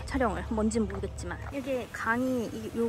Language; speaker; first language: Korean; native; Korean